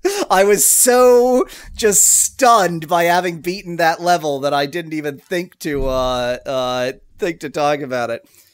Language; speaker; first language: English; native; English